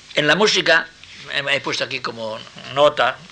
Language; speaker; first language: Spanish; native; Spanish